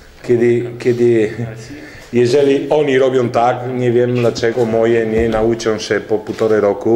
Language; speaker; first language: Polish; non-native, learner; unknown